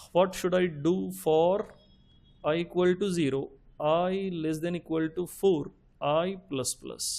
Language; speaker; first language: Hindi; non-native, local second language; Marathi